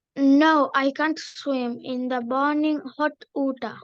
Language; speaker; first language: English; non-native, learner; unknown